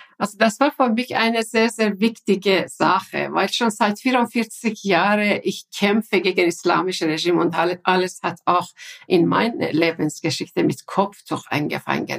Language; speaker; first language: German; non-native, fluent; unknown